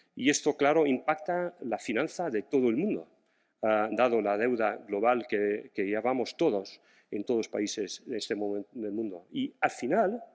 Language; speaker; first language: Spanish; non-native, fluent; English